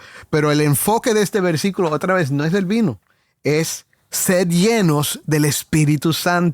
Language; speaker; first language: Spanish; native; Spanish